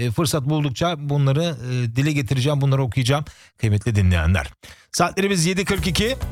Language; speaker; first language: Turkish; early bilingual, heritage; Turkish